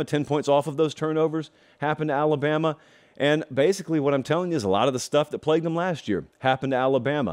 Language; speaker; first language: English; native; English